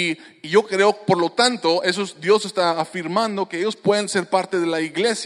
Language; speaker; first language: Spanish; native; Spanish